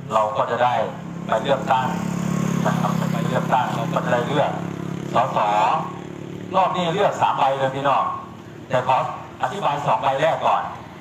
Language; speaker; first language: Thai; native; Thai